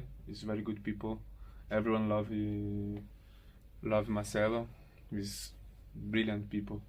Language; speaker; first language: English; non-native, learner; Portuguese